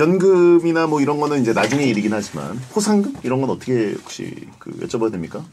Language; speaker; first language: Korean; native; Korean